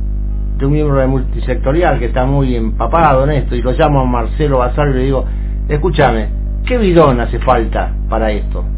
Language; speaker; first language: Spanish; native; Spanish